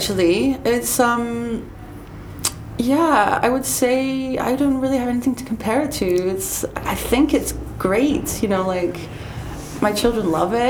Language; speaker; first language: English; native; English